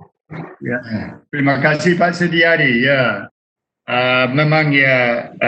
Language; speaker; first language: Indonesian; non-native, fluent; English